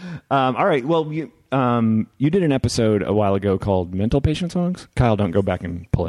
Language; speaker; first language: English; native; English